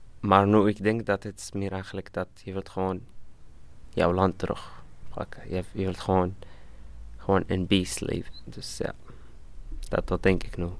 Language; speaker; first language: Dutch; non-native, fluent; Arabic